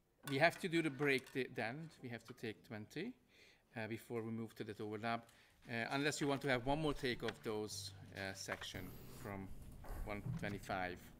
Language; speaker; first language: English; non-native, fluent; Hungarian